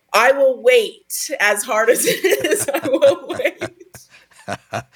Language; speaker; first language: English; native; English